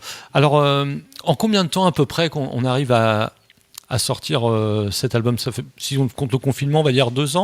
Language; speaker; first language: French; native; French